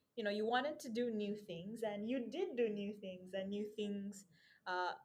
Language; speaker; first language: English; non-native, local second language; Nepali